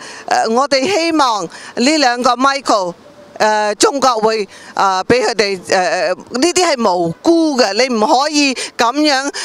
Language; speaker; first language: Cantonese; non-native, learner; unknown